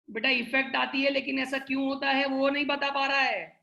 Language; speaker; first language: Hindi; non-native, local second language; Gujarati